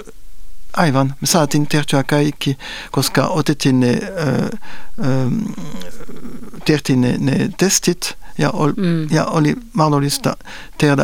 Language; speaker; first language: Finnish; non-native, fluent; French